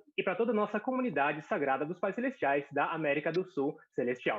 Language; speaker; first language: Portuguese; native; Portuguese